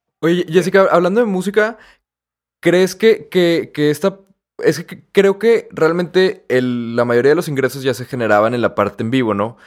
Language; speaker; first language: Spanish; native; Spanish